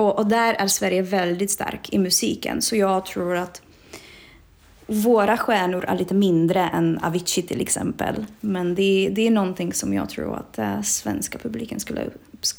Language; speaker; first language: Swedish; non-native, fluent; Czech